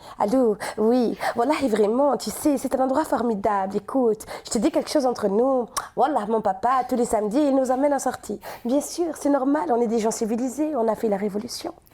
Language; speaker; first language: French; native; French